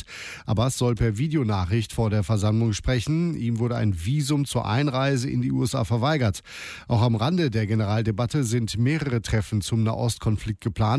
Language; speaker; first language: German; native; German